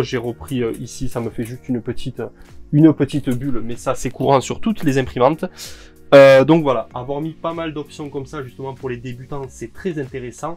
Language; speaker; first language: French; native; French